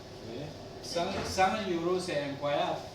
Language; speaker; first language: French; non-native, learner; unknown